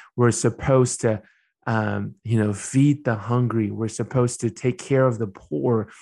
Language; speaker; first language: English; early bilingual, other home language; Burmese